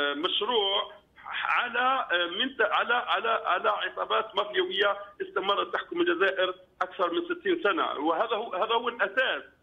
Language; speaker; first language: Arabic; native; Arabic